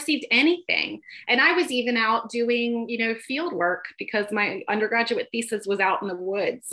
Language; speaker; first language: English; native; English